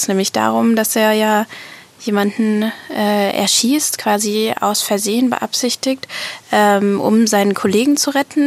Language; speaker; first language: German; native; German